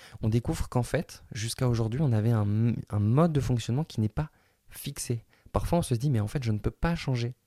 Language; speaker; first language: French; native; French